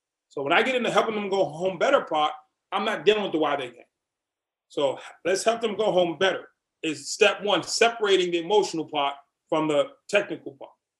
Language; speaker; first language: English; native; English